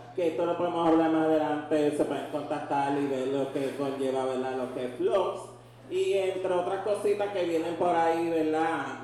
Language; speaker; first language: Spanish; native; Spanish